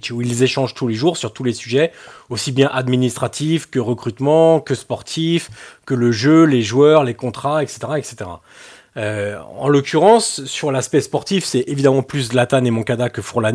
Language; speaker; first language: French; native; French